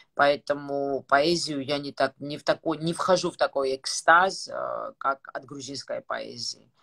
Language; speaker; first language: Russian; non-native, fluent; Georgian